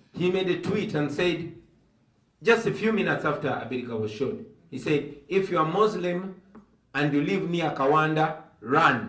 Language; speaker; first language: English; non-native, local second language; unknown